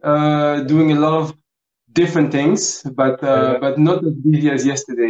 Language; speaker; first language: English; early bilingual, other home language; French